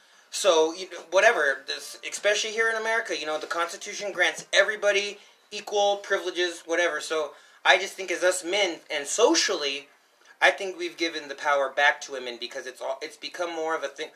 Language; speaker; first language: English; early bilingual, other home language; Spanish